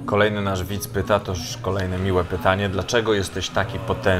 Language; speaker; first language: Polish; native; Polish